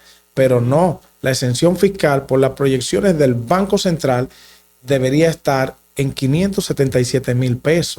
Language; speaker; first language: Spanish; native; Spanish